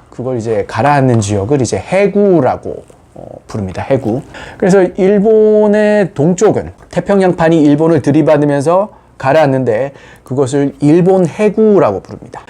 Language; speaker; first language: Korean; native; Korean